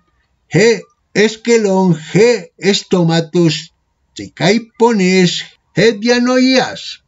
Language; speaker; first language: Greek; non-native, learner; Spanish